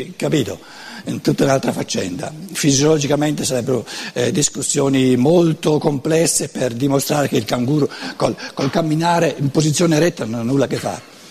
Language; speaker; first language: Italian; non-native, local second language; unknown